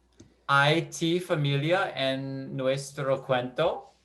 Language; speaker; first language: Spanish; non-native, learner; English